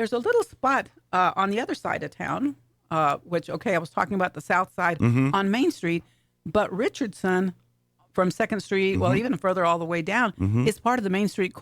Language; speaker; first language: English; native; English